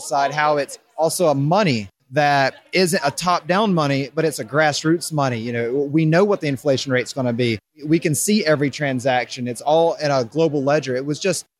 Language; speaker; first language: English; native; English